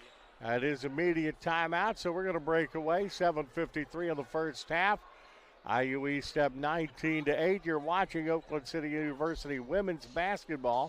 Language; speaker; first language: English; native; English